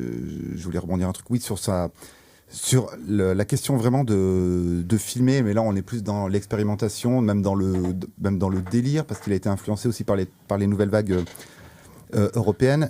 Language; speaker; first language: French; native; French